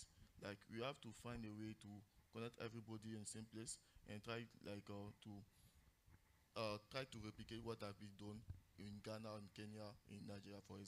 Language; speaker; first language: English; non-native, local second language; French